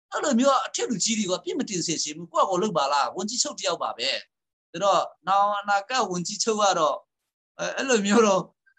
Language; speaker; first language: Burmese; non-native, local second language; Hakha Chin